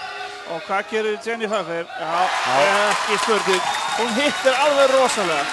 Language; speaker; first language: Icelandic; native; Icelandic